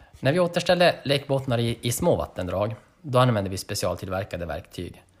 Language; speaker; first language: Swedish; native; Swedish